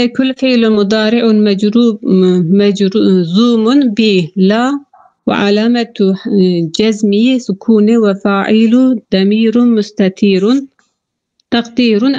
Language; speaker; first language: Arabic; non-native, learner; Turkish